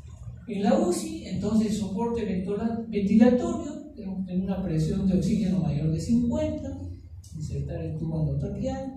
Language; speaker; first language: Spanish; native; Spanish